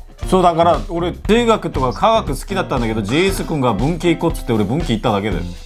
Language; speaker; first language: Japanese; non-native, fluent; Korean